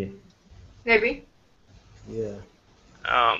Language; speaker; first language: English; non-native, learner; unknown